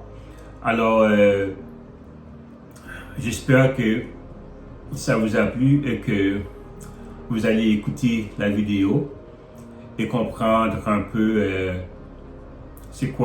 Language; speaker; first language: French; non-native, local second language; Haitian Creole